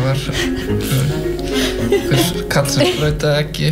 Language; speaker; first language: Icelandic; native; Icelandic